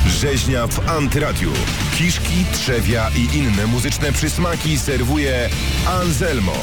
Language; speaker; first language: Polish; native; Polish